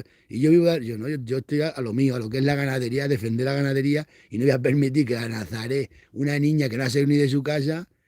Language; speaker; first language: Spanish; native; Spanish